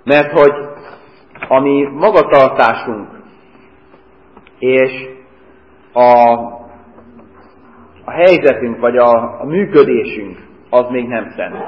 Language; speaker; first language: Hungarian; native; Hungarian